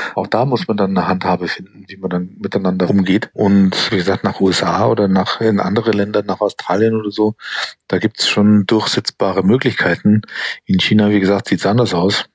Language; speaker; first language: German; non-native, fluent; English